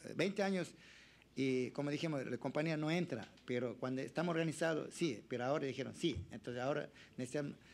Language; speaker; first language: Spanish; non-native, local second language; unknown